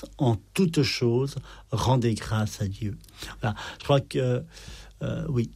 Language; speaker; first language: French; native; French